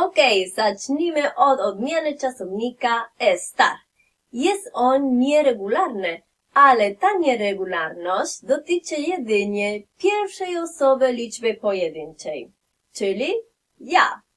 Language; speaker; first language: Polish; non-native, fluent; Spanish